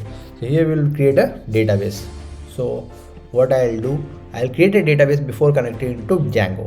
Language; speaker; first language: English; non-native, local second language; Hindi